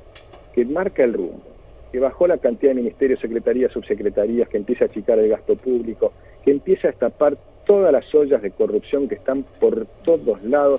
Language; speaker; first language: Spanish; native; Spanish